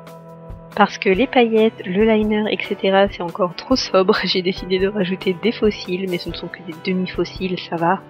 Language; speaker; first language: French; native; French